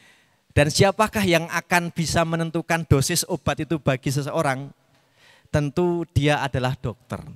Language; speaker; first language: Indonesian; native; Indonesian